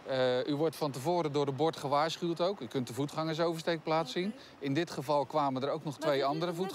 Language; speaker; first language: Dutch; native; Dutch